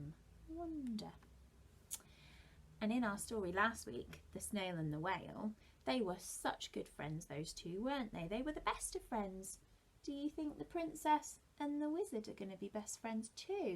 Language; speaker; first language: English; native; English